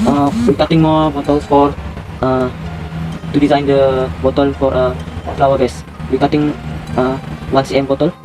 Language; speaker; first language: English; non-native, local second language; Malay